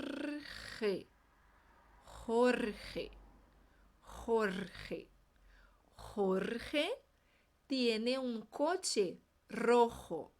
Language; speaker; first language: Spanish; non-native, fluent; Portuguese